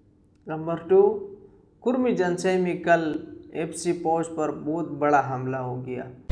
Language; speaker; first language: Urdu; non-native, local second language; Pashto